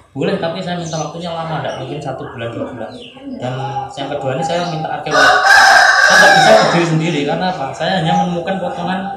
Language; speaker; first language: Indonesian; non-native, local second language; Javanese